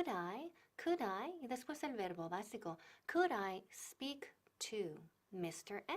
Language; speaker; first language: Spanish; non-native, fluent; English